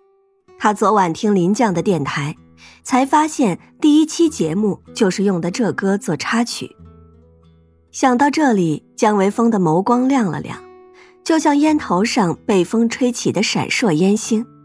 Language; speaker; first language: Chinese; native; Chinese